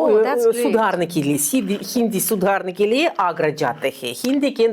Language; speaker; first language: Hindi; non-native, fluent; Russian